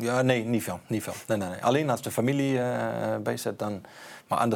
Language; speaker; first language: Dutch; non-native, fluent; Danish